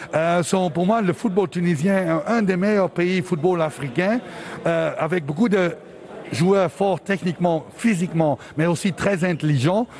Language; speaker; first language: French; non-native, local second language; Dutch